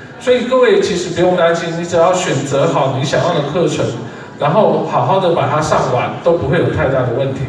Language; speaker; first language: Chinese; native; Chinese